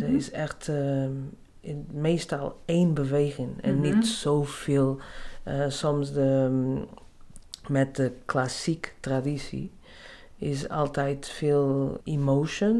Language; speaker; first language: Dutch; non-native, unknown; Portuguese